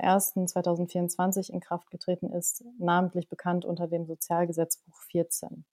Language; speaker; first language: German; native; German